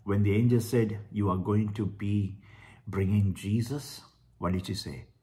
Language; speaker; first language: English; non-native, local second language; Sinhala